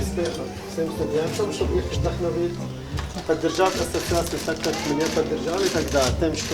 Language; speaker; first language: Russian; non-native, learner; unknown